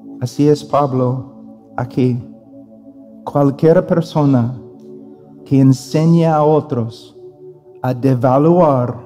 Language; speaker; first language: Spanish; non-native, fluent; English